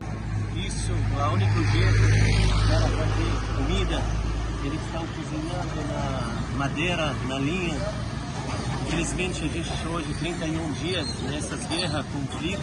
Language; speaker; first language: Portuguese; non-native, fluent; Arabic